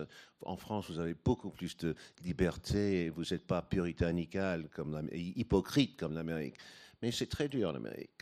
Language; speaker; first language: French; non-native, fluent; English